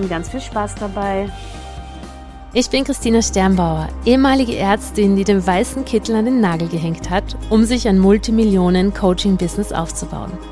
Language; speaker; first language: German; native; German